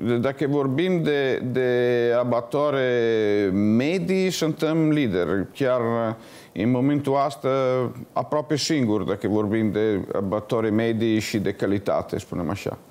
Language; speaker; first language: Romanian; non-native, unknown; Italian